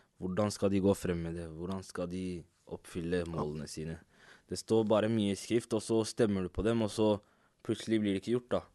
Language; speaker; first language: Norwegian; native; Norwegian